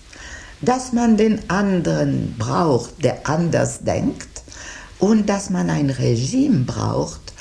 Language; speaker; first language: German; non-native, fluent; French